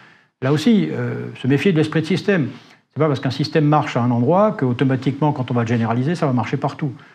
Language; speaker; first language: French; native; French